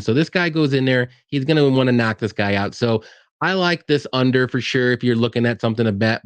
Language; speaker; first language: English; native; English